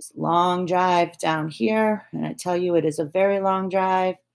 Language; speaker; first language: English; native; English